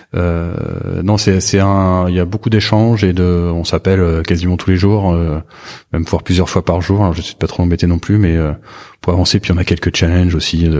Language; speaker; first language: French; native; French